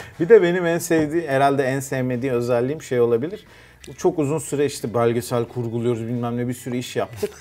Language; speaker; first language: Turkish; native; Turkish